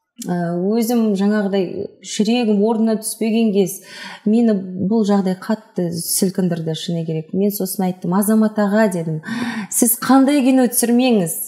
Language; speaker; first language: Kazakh; non-native, local second language; Russian